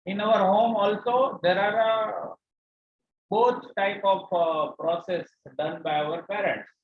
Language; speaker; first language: English; non-native, local second language; Gujarati